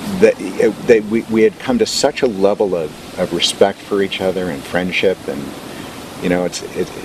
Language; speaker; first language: English; native; English